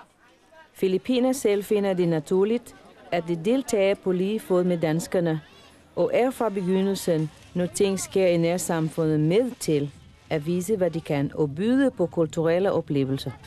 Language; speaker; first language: Danish; non-native, fluent; Filipino